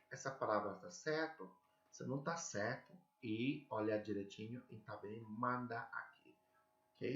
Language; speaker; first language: Portuguese; non-native, learner; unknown